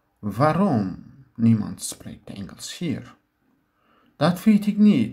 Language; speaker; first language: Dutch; non-native, learner; Turkish